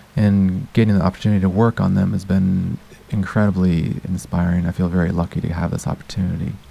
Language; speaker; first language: English; native; English